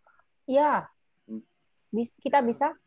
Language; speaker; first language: Indonesian; native; Indonesian